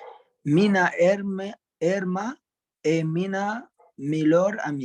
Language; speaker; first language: Portuguese; non-native, learner; Arabic